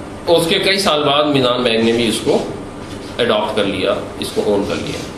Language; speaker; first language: Urdu; native; Urdu